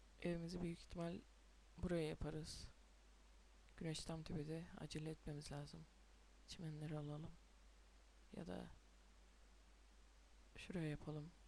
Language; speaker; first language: Turkish; native; Turkish